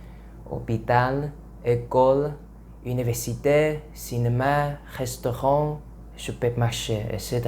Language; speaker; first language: French; non-native, learner; Vietnamese